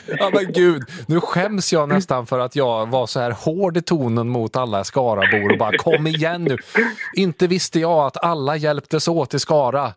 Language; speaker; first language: Swedish; native; Swedish